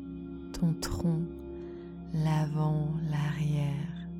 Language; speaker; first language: French; native; French